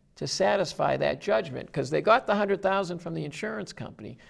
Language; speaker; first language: English; native; English